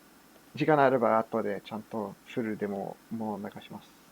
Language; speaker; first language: Japanese; non-native, fluent; English